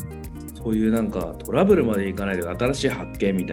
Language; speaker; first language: Japanese; native; Japanese